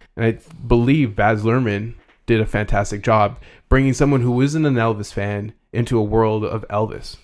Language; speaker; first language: English; early bilingual, other home language; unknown